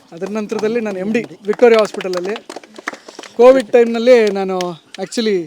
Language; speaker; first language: Kannada; non-native, local second language; Lambadi